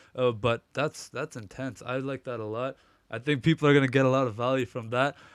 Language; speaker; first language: English; early bilingual, other home language; Hindi